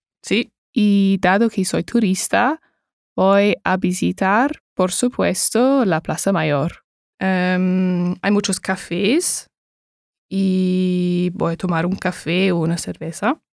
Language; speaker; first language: Spanish; non-native, learner; English